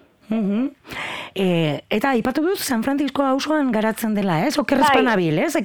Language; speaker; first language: Basque; native; Basque